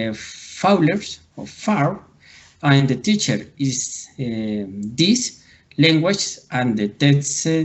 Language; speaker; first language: English; non-native, learner; Spanish